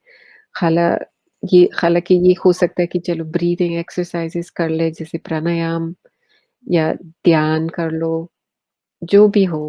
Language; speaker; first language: Hindi; early bilingual, heritage; English